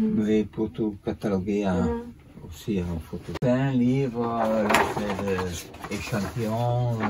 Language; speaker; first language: French; non-native, fluent; Italian